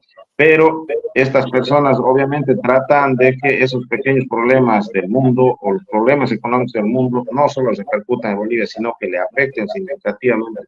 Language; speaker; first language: Spanish; native; Spanish